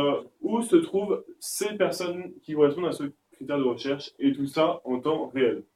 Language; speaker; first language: French; native; French